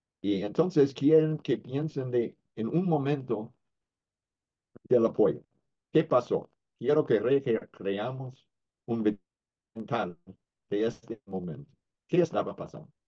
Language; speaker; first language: Spanish; non-native, fluent; English